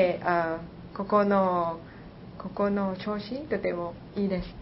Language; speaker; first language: Japanese; non-native, learner; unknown